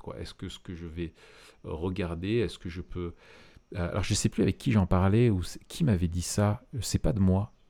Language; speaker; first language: French; native; French